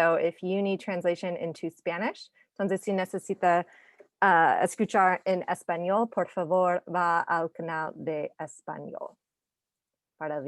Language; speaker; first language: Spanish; non-native, fluent; English